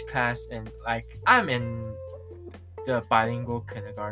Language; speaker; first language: English; non-native, learner; Chinese